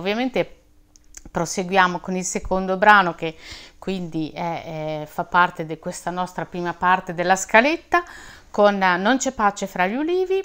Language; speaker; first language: Italian; native; Italian